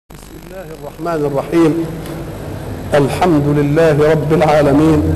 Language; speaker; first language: Arabic; native; Arabic